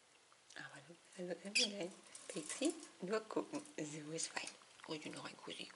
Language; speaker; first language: German; native; German